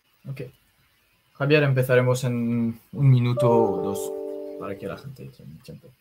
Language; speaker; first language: Spanish; non-native, fluent; French